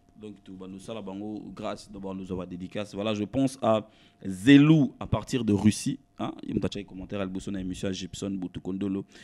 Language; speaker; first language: French; non-native, local second language; Lingala